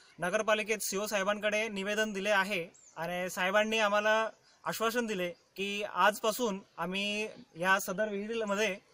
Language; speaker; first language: Marathi; native; Marathi